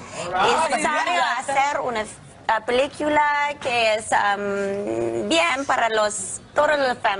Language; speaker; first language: Spanish; non-native, learner; English